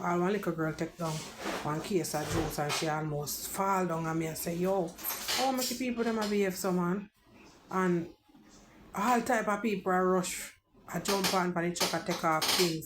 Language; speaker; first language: English; native; English